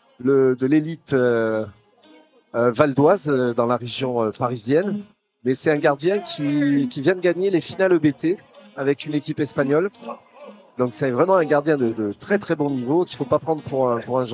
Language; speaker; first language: French; native; French